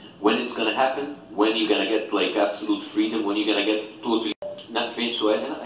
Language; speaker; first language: English; non-native, fluent; Arabic